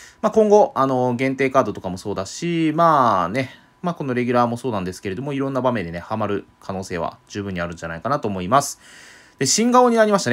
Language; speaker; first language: Japanese; native; Japanese